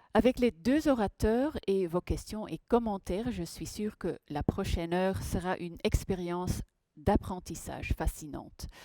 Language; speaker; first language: French; non-native, local second language; Dutch